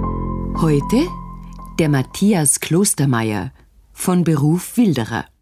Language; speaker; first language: German; native; German